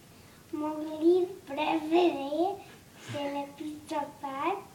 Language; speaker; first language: French; non-native, learner; English